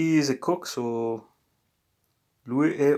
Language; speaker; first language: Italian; non-native, learner; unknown